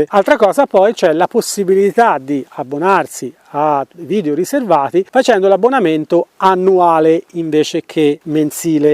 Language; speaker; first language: Italian; native; Italian